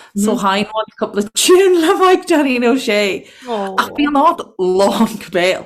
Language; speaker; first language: Irish; native; Irish